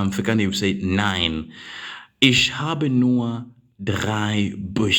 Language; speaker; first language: German; non-native, learner; English